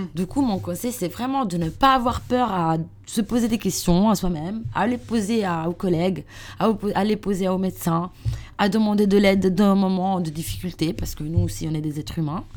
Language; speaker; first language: French; non-native, learner; Italian